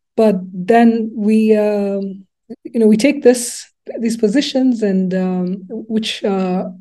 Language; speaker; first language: English; non-native, local second language; Luba-Lulua